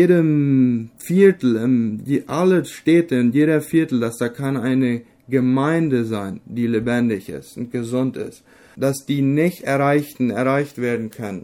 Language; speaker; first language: German; non-native, local second language; Low German